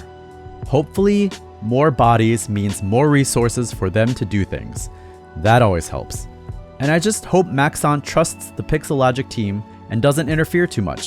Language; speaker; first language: English; native; English